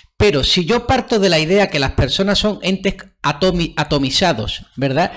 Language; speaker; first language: Spanish; native; Spanish